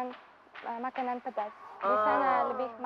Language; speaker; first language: Indonesian; non-native, learner; Uzbek